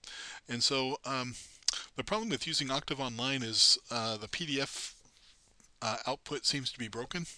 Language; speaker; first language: English; native; English